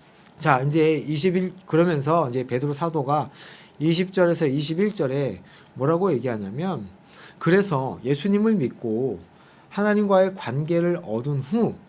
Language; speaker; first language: Korean; native; Korean